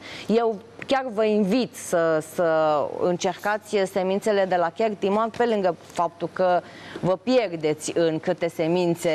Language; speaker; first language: Romanian; native; Romanian